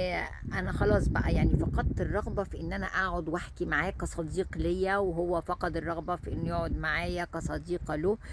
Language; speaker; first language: Arabic; native; Arabic